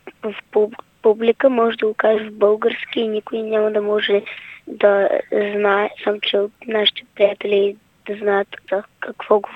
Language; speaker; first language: Bulgarian; early bilingual, heritage; Bulgarian